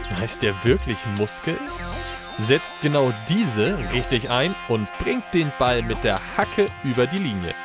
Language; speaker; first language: German; native; German